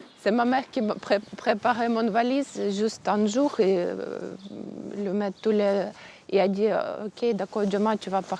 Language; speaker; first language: French; non-native, learner; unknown